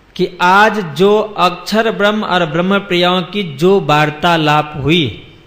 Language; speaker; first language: Hindi; non-native, local second language; Gujarati